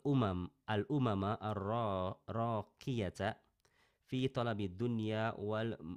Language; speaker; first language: Arabic; non-native, learner; Indonesian